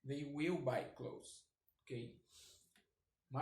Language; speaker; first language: English; non-native, fluent; Portuguese